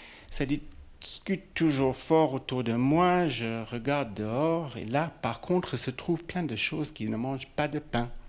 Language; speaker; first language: French; non-native, fluent; English